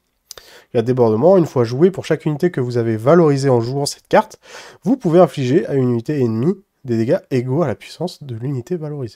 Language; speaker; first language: French; native; French